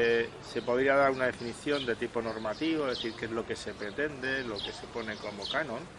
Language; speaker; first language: Spanish; native; Spanish